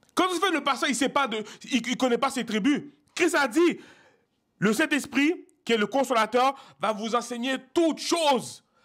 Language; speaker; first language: French; native; French